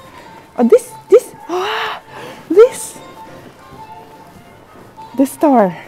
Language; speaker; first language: English; non-native, learner; Indonesian